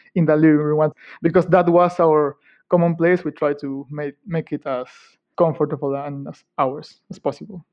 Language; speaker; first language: English; non-native, fluent; Spanish